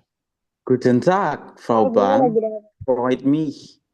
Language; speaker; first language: German; non-native, learner; Indonesian